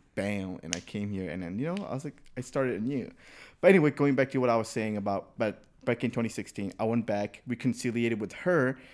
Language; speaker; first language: English; early bilingual, other home language; Burmese